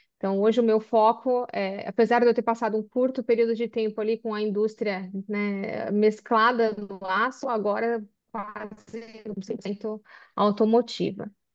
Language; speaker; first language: Portuguese; native; Portuguese